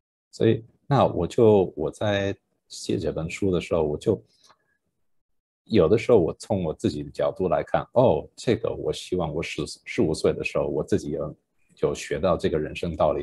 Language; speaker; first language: Chinese; non-native, fluent; English